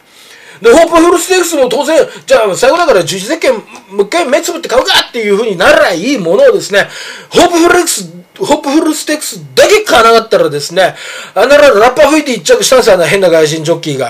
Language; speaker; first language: Japanese; native; Japanese